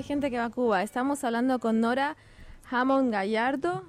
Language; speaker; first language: Spanish; native; Spanish